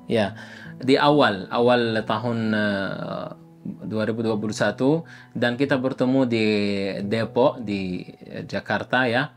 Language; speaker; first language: Indonesian; non-native, fluent; Arabic